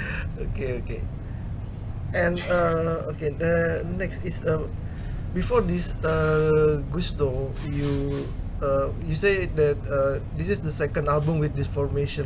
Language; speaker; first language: English; non-native, learner; Indonesian